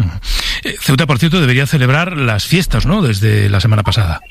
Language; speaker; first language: Spanish; native; Spanish